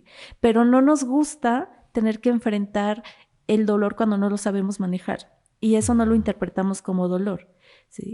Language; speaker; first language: Spanish; native; Spanish